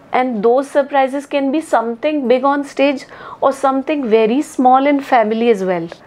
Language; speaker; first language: Hindi; native; Hindi